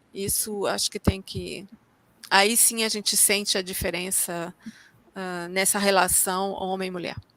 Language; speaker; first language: Portuguese; native; Portuguese